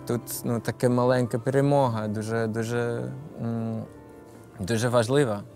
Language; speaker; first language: Ukrainian; non-native, fluent; English